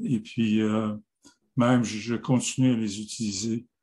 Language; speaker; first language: French; non-native, local second language; English